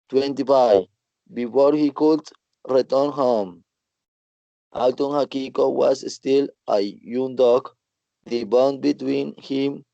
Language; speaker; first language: English; non-native, learner; Spanish